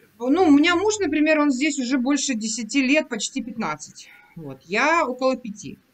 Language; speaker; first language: Russian; non-native, local second language; Romanian